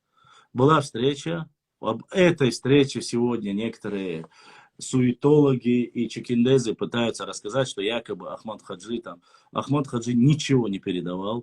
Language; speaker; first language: Russian; non-native, local second language; Chechen